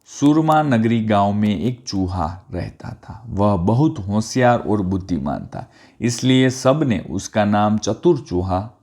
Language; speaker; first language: Hindi; non-native, local second language; Gujarati